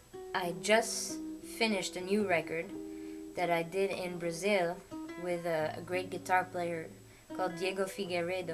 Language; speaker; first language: English; non-native, fluent; French